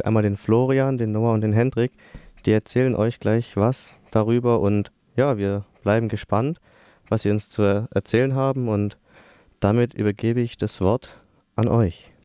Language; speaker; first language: German; native; German